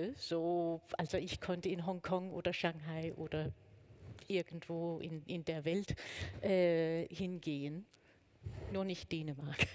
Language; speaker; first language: German; non-native, fluent; Danish